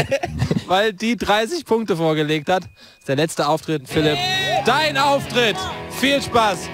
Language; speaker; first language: German; native; German